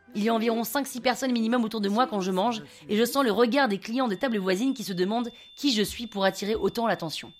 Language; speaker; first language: French; non-native, fluent; English